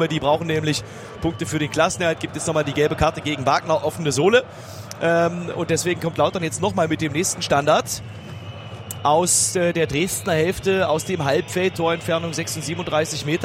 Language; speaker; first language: German; native; German